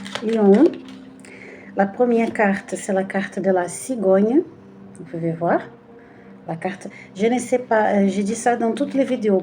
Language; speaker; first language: French; non-native, fluent; Portuguese